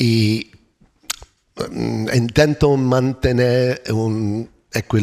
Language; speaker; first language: Spanish; non-native, learner; English